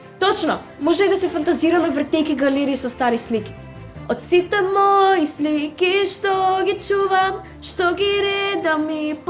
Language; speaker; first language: Macedonian; native; Macedonian